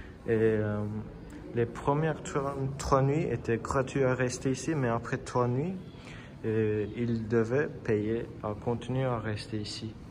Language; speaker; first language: French; non-native, learner; Turkish